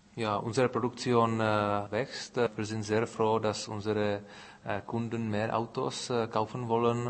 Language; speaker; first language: German; non-native, fluent; Czech